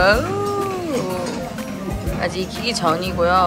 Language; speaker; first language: Korean; non-native, fluent; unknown